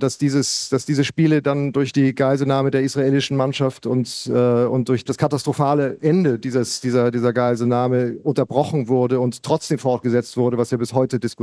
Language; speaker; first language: German; native; German